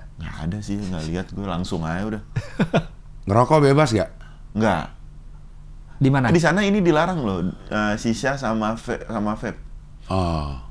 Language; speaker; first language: Indonesian; early bilingual, other home language; Fula